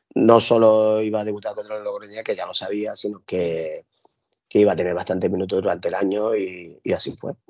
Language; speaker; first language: Spanish; native; Spanish